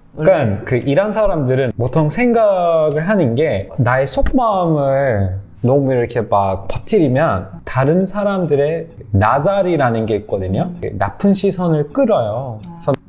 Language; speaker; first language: Korean; non-native, fluent; Persian